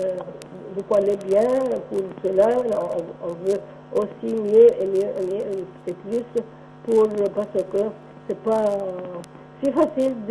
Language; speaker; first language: French; non-native, local second language; Arabic